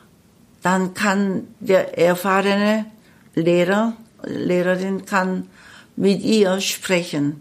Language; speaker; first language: German; non-native, learner; Korean